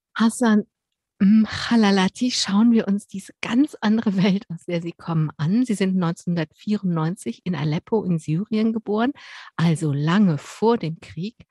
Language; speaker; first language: German; native; German